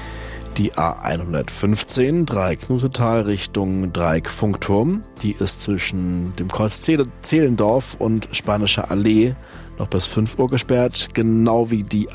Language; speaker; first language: German; native; German